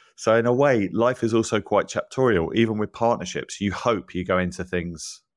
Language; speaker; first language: English; native; English